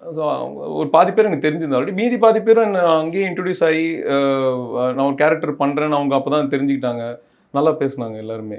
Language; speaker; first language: Tamil; native; Tamil